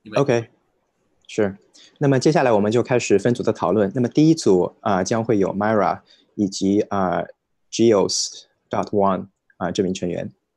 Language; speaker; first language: Chinese; native; Chinese